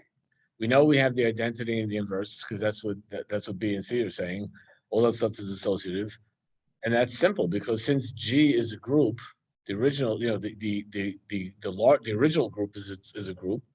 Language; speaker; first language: English; native; English